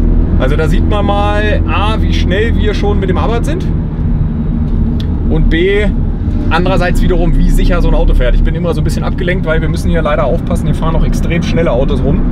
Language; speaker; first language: German; native; German